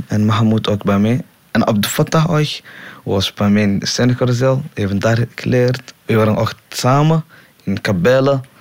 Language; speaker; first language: Dutch; non-native, learner; Somali